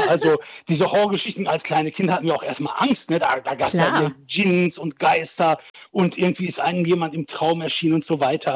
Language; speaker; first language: German; early bilingual, other home language; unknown